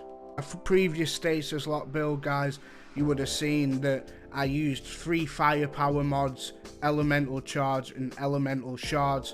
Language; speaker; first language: English; native; English